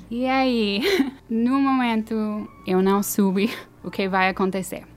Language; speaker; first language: Portuguese; non-native, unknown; English